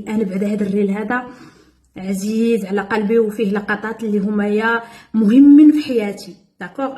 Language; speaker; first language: Arabic; native; Arabic